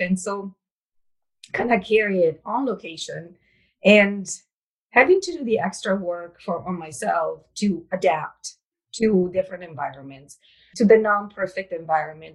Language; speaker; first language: English; non-native, fluent; Italian